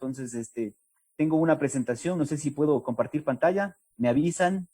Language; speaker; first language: Spanish; native; Spanish